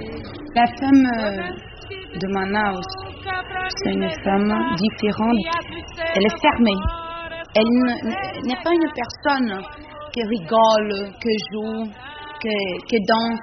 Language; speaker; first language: French; non-native, learner; Portuguese